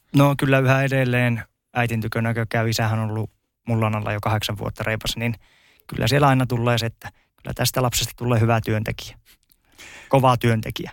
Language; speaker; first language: Finnish; native; Finnish